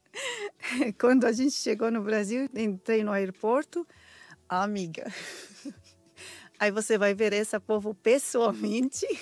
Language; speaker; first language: Portuguese; non-native, learner; Arabic